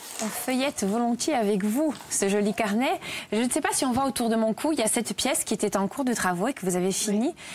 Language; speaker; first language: French; native; French